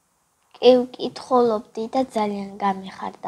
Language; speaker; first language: Georgian; early bilingual, other home language; Korean